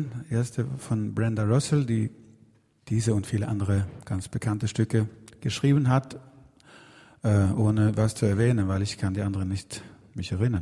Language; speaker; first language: German; non-native, fluent; Swedish